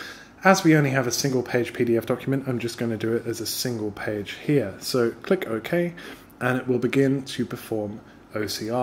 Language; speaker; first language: English; native; English